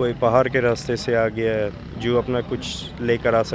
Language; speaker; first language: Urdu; non-native, fluent; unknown